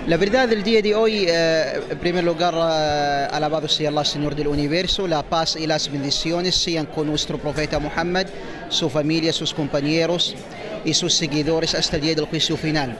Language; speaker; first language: Spanish; non-native, fluent; Arabic